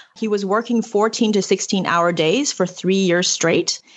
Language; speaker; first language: English; early bilingual, other home language; Chinese